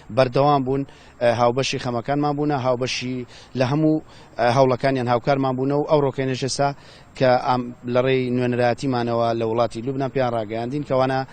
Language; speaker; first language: Central Kurdish; native; Central Kurdish